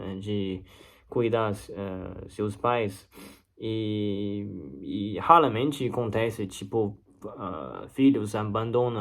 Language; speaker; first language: Portuguese; non-native, learner; Chinese